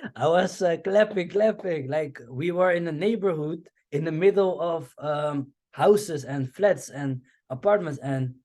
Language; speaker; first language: English; non-native, fluent; Dutch